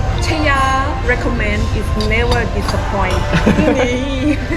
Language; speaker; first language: English; non-native, learner; Thai